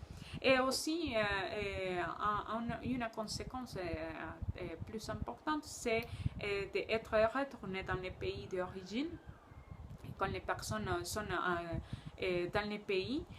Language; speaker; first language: French; non-native, learner; Spanish